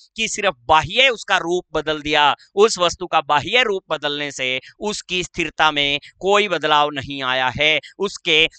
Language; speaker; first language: Hindi; native; Hindi